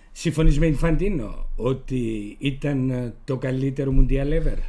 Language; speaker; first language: Greek; native; Greek